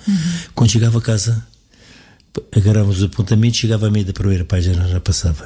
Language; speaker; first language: Portuguese; native; Portuguese